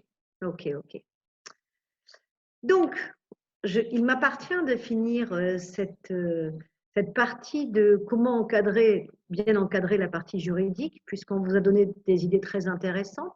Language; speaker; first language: French; native; French